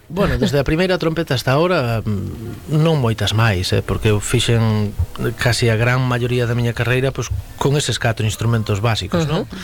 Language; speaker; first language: Galician; non-native, local second language; Spanish